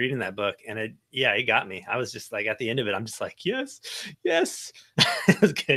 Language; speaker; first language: English; native; English